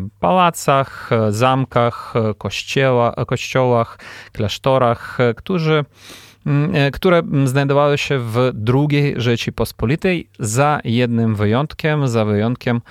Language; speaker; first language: Polish; non-native, fluent; Ukrainian